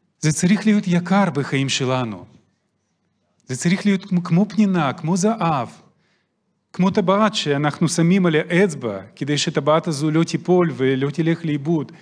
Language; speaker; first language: Hebrew; non-native, fluent; Russian